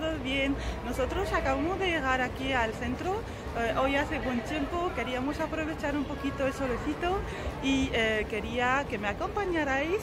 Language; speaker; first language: Spanish; non-native, fluent; Arabic